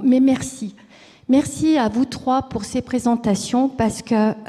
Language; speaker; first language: French; native; French